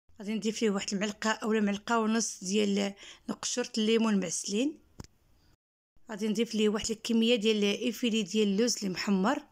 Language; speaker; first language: Arabic; native; Arabic